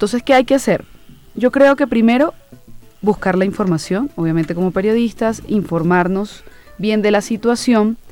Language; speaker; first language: Spanish; native; Spanish